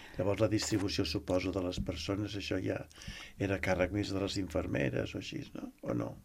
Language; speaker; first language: Catalan; native; Catalan